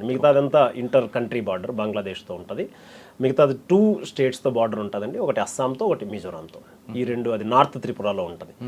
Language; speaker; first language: Telugu; native; Telugu